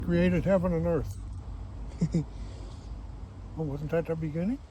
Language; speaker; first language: English; native; English